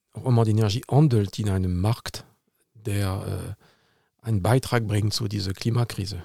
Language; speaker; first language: German; non-native, fluent; French